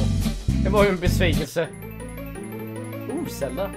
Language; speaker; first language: Swedish; native; Swedish